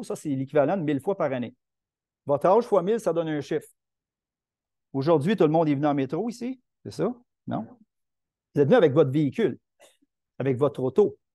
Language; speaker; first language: French; native; French